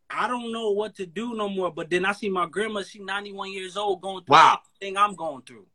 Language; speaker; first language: English; native; English